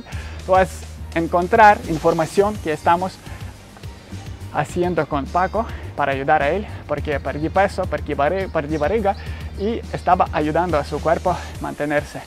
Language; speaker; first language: Spanish; non-native, learner; Ukrainian